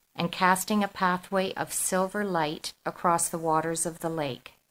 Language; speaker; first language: English; native; English